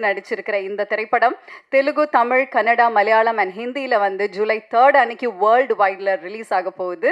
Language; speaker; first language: Tamil; native; Tamil